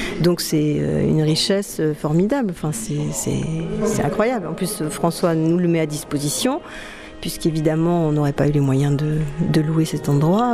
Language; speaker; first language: French; native; French